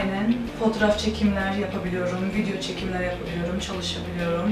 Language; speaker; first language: Turkish; early bilingual, heritage; Turkish